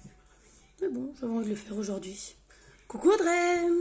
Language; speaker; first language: French; native; French